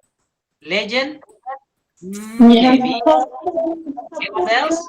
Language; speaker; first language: English; non-native, learner; Indonesian